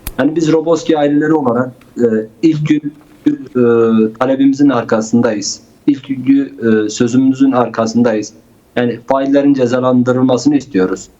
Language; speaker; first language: Turkish; non-native, local second language; Kurdish